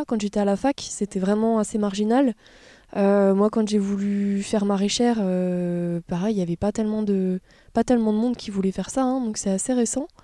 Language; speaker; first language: French; native; French